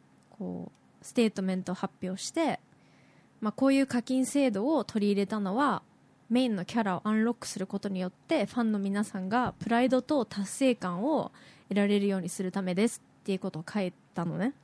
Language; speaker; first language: Japanese; native; Japanese